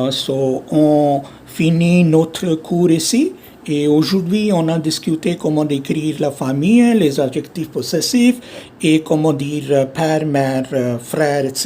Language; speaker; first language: French; non-native, learner; Hindi